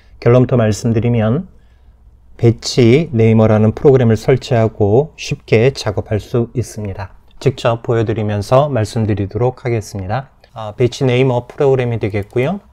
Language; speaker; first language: Korean; native; Korean